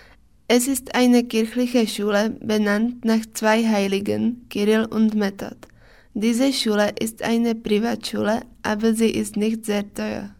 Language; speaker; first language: German; non-native, learner; Czech